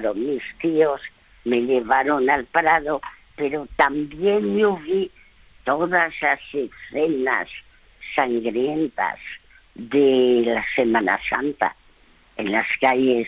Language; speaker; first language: Spanish; early bilingual, other home language; French